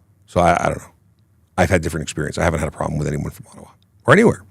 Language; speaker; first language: English; native; English